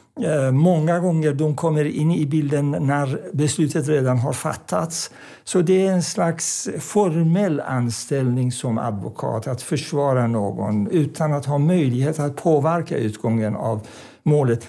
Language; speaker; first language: Swedish; non-native, fluent; Persian